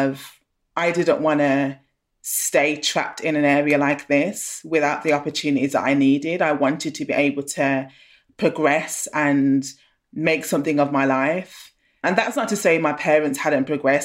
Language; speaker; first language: English; native; English